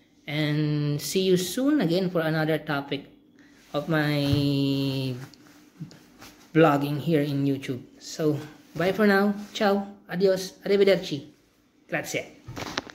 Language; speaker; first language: English; non-native, local second language; Filipino